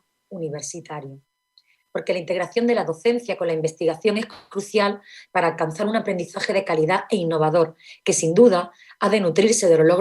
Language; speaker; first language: Spanish; native; Spanish